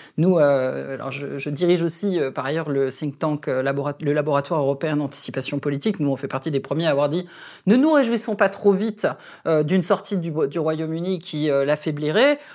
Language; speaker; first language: French; native; French